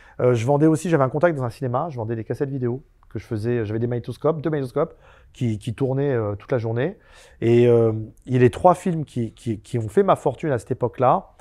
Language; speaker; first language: French; native; French